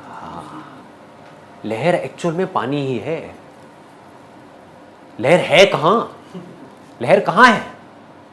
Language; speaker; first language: Hindi; native; Hindi